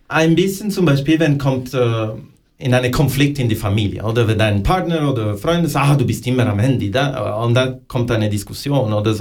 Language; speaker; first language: German; non-native, learner; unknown